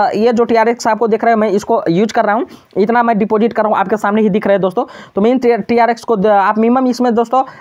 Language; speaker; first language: Hindi; native; Hindi